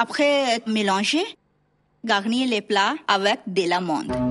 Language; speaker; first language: French; non-native, learner; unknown